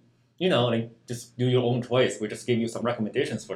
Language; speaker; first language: English; non-native, fluent; Chinese